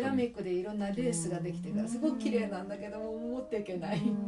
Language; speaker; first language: Japanese; native; Japanese